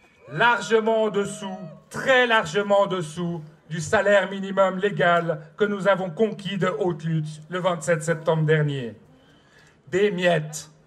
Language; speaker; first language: French; native; French